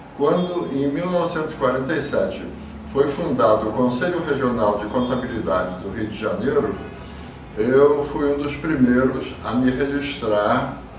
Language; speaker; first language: Portuguese; early bilingual, other home language; Yiddish